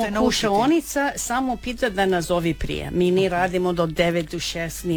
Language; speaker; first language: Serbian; non-native, learner; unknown